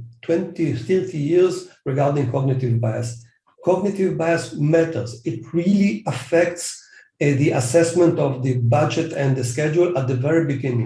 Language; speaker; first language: English; non-native, fluent; Hebrew